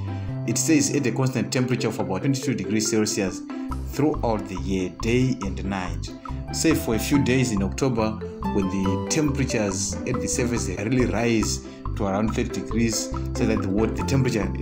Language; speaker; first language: English; non-native, local second language; Shona